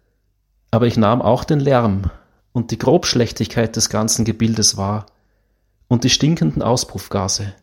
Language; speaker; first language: German; native; German